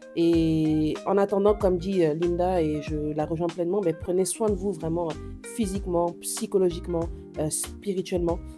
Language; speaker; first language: French; native; French